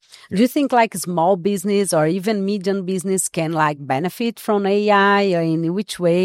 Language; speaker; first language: English; non-native, fluent; Portuguese